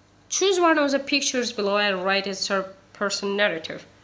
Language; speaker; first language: English; non-native, fluent; Azerbaijani